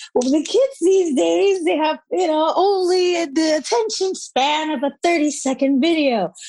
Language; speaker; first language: English; non-native, fluent; Spanish